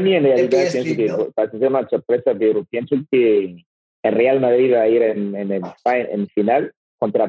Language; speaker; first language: Spanish; non-native, learner; French